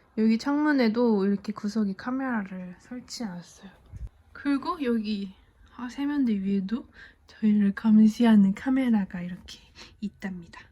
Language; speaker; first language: Korean; native; Korean